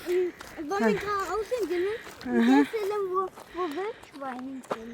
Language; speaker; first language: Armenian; early bilingual, heritage; Armenian